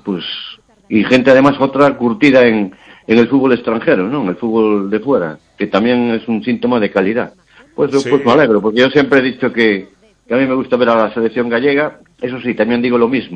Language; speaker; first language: Spanish; native; Spanish